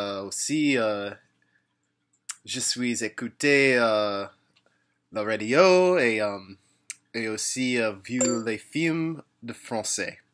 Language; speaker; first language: French; non-native, learner; English